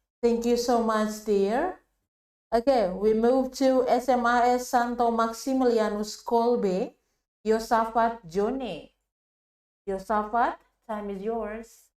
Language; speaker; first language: English; non-native, fluent; Indonesian